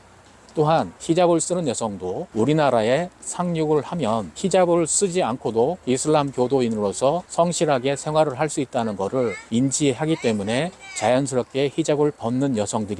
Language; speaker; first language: Korean; native; Korean